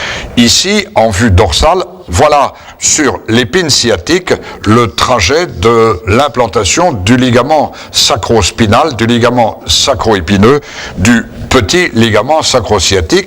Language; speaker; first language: French; native; French